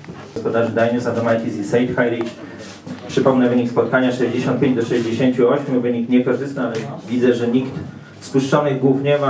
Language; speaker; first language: Polish; native; Polish